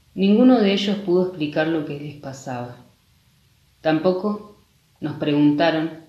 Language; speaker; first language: Spanish; non-native, local second language; Quechua